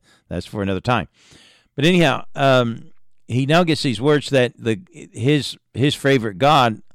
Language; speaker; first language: English; native; English